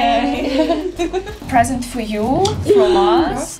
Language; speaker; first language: English; non-native, learner; Ukrainian